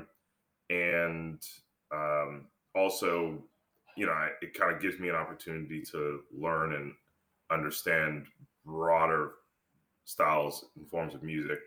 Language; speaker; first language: English; native; English